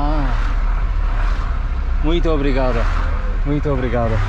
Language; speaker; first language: Portuguese; non-native, learner; Turkish